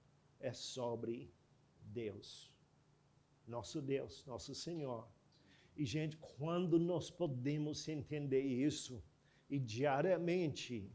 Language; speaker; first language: Portuguese; non-native, fluent; English